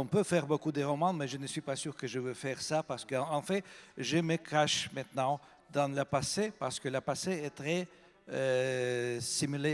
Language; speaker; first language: French; non-native, fluent; Russian